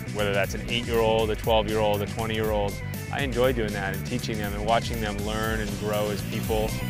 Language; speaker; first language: English; native; English